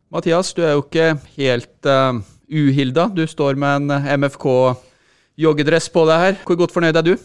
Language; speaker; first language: Norwegian; native; Norwegian